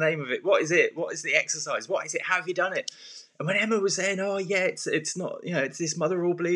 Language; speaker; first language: English; native; English